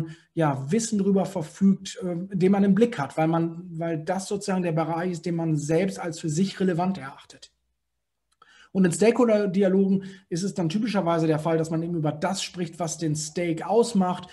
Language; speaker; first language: German; native; German